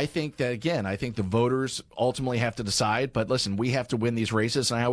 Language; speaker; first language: English; native; English